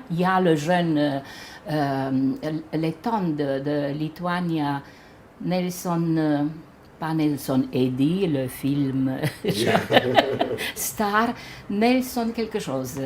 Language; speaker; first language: French; non-native, fluent; Romanian